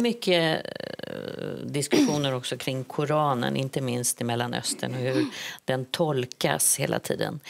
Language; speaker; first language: Swedish; native; Swedish